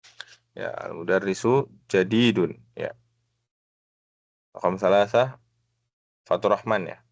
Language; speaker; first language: Arabic; non-native, fluent; Indonesian